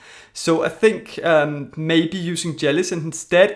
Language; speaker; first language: English; native; English